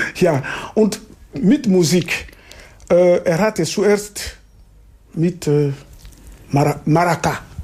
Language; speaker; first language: German; non-native, fluent; Lingala